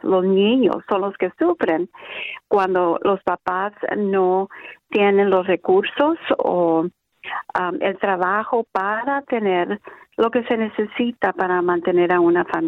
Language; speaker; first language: Spanish; early bilingual, other home language; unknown